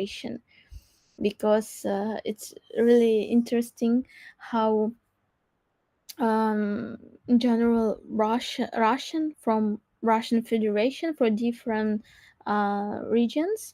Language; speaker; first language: English; non-native, learner; Crimean Tatar